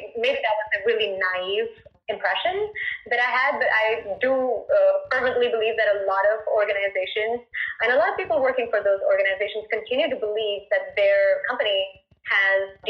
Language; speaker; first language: English; non-native, local second language; Punjabi